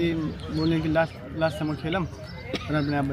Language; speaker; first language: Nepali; non-native, local second language; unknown